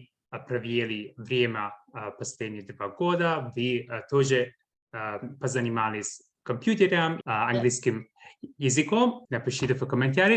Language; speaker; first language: Russian; non-native, fluent; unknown